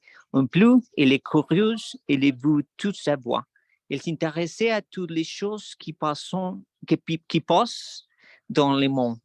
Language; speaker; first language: French; non-native, learner; Spanish